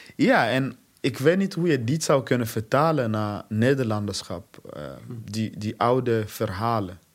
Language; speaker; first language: Dutch; non-native, fluent; Swahili